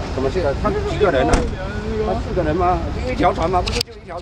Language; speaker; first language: Chinese; native; Chinese